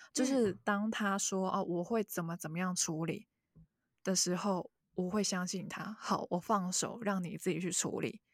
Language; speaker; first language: Chinese; native; Chinese